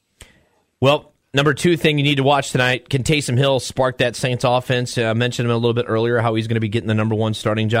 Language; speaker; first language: English; native; English